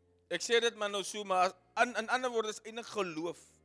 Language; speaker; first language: Afrikaans; early bilingual, heritage; Afrikaans